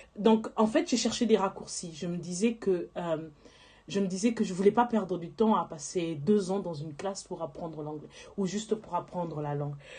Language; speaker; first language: French; non-native, local second language; Lingala